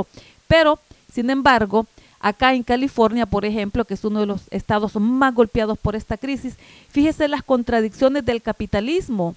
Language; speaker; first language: Spanish; native; Spanish